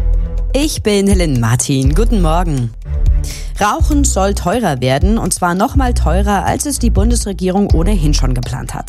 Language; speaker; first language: German; native; German